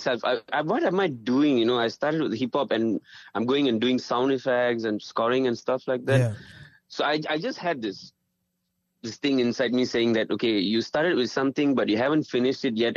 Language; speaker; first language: English; non-native, local second language; Tamil